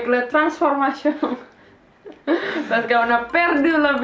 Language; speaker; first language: French; non-native, learner; Indonesian